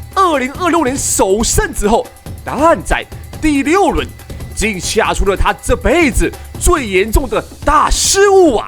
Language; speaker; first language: Chinese; native; Chinese